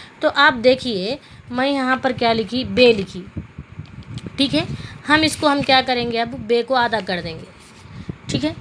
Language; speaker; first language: Urdu; native; Urdu